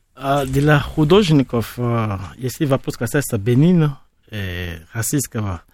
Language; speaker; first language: Russian; non-native, fluent; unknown